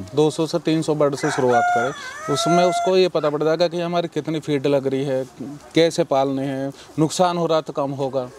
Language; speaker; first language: Hindi; native; Hindi